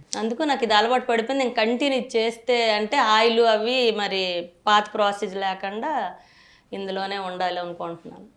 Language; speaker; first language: Telugu; native; Telugu